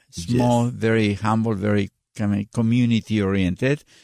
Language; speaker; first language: English; non-native, fluent; Spanish